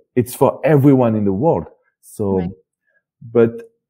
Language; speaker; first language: English; non-native, fluent; French